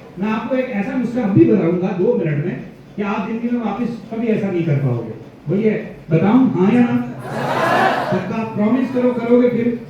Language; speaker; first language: Hindi; non-native, local second language; Gujarati